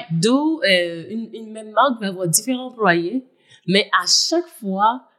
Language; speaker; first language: French; native; French